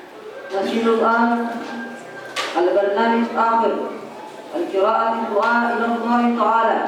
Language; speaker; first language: Arabic; non-native, learner; Indonesian